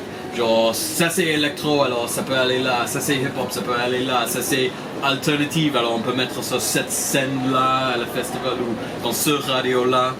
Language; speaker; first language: French; non-native, fluent; English